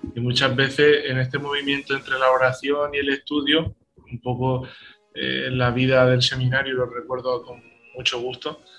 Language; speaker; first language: Spanish; native; Spanish